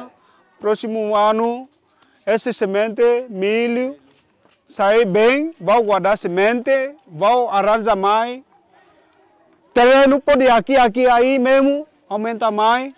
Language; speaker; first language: Portuguese; non-native, learner; Vietnamese